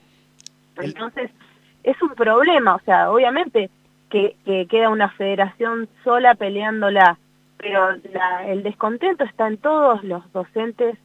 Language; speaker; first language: Spanish; native; Spanish